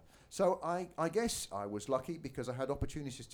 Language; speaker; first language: English; native; English